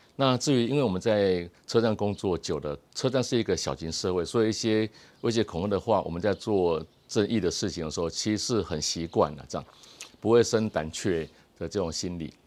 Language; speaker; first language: Chinese; native; Chinese